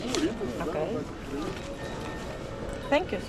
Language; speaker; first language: English; non-native, learner; Ukrainian